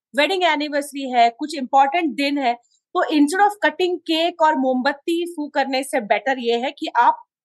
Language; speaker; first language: Hindi; non-native, local second language; Konkani